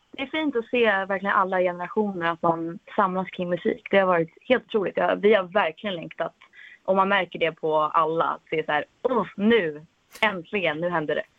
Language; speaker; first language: Swedish; early bilingual, heritage; Swedish